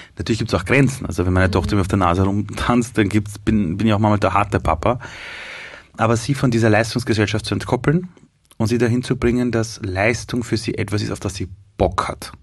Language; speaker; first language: German; early bilingual, other home language; Persian